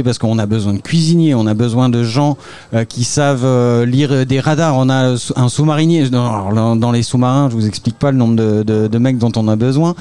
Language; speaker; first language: French; native; French